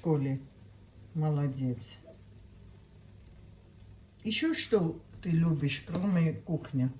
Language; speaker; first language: Russian; non-native, fluent; Armenian